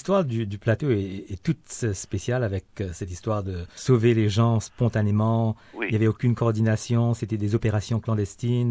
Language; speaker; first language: French; native; French